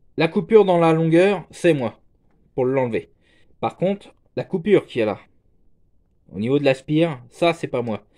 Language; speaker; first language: French; native; French